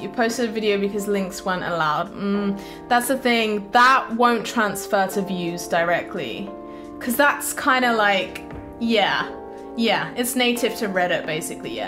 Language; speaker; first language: English; early bilingual, other home language; Turkish